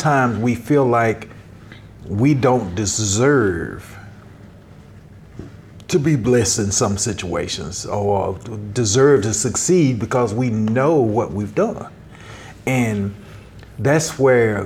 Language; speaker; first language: English; native; English